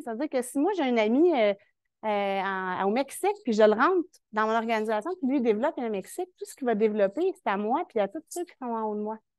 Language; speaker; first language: French; native; French